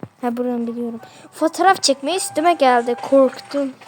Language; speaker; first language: Turkish; native; Turkish